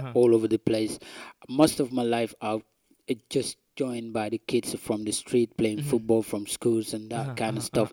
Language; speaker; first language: English; non-native, local second language; Wolof